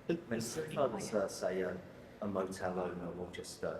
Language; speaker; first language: English; native; English